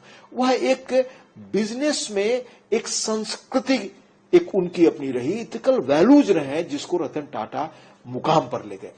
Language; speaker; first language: Hindi; native; Hindi